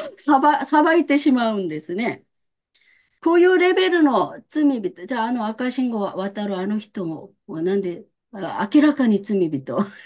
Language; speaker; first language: Japanese; non-native, fluent; Korean